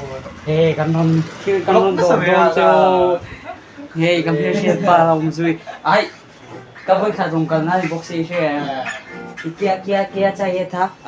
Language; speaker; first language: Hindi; non-native, local second language; Mizo